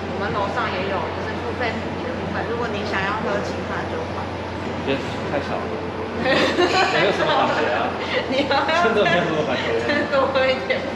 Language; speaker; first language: Chinese; non-native, fluent; Korean